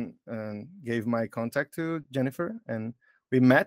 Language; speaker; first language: English; non-native, fluent; Portuguese